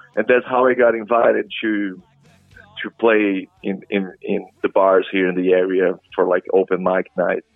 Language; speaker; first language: English; non-native, fluent; Portuguese